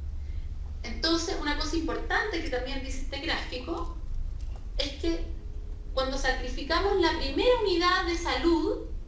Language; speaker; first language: Spanish; native; Spanish